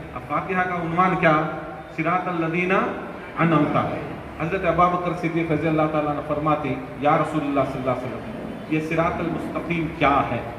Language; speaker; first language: Urdu; native; Urdu